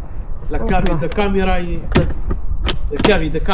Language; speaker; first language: Italian; non-native, learner; Arabic